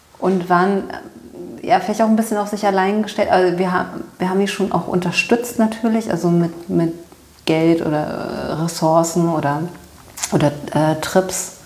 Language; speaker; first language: German; native; German